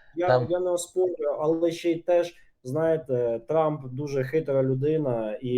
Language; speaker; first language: Ukrainian; native; Ukrainian